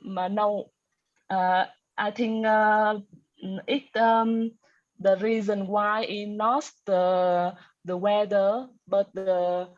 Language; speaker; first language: English; non-native, learner; Vietnamese